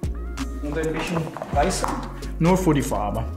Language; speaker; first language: German; non-native, learner; Dutch